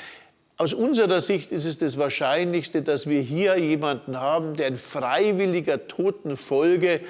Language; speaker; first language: German; native; German